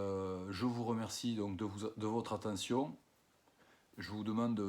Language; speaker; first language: French; native; French